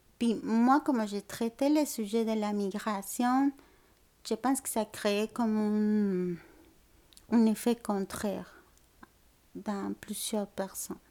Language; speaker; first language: French; non-native, fluent; Spanish